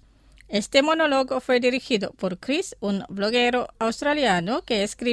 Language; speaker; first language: Spanish; non-native, fluent; Indonesian